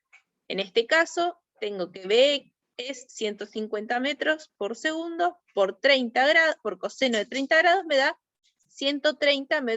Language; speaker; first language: Spanish; native; Spanish